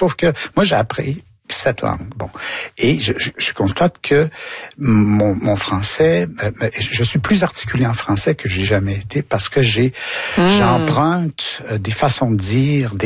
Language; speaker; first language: French; native; French